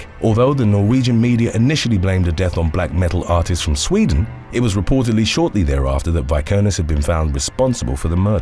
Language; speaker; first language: English; native; English